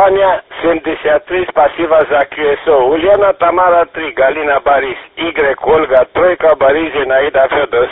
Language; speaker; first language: Russian; non-native, learner; Romanian